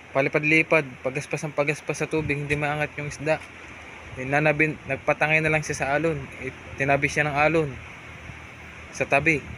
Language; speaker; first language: Filipino; non-native, local second language; Bikol